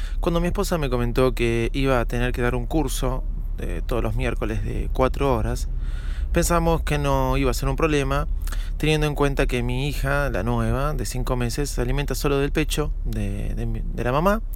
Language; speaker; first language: Spanish; native; Spanish